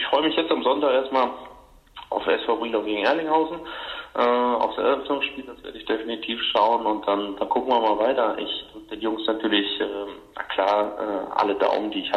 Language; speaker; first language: German; native; German